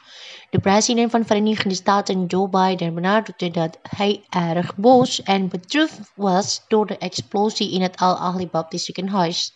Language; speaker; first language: Dutch; non-native, fluent; Indonesian